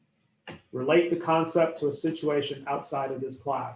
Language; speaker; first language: English; native; English